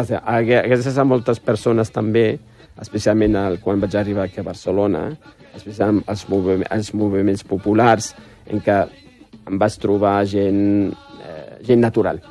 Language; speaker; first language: Catalan; non-native, fluent; Riffian